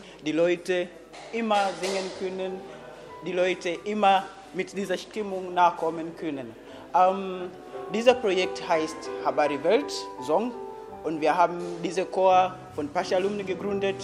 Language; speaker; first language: German; non-native, fluent; Swahili